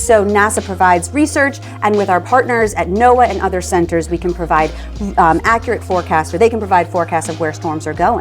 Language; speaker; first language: English; native; English